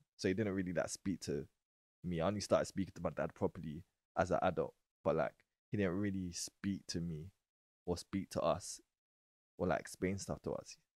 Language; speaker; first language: English; native; English